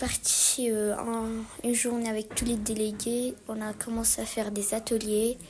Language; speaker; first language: French; early bilingual, other home language; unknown